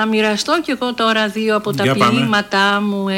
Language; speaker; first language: Greek; native; Greek